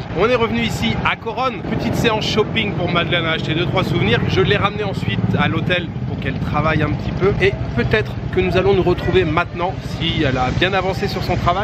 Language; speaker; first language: French; native; French